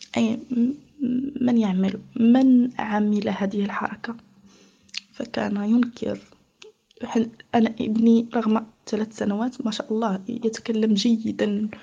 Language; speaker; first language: Arabic; native; Arabic